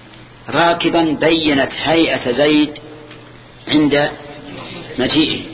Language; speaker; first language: Arabic; native; Arabic